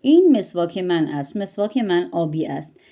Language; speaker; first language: Persian; non-native, fluent; Urdu